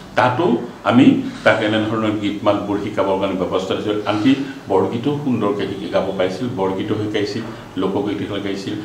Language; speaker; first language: Assamese; native; Assamese